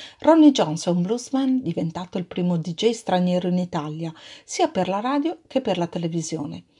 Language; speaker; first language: Italian; native; Italian